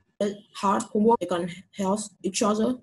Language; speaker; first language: English; non-native, learner; Vietnamese